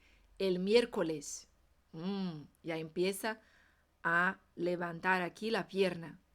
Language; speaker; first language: Spanish; non-native, fluent; Portuguese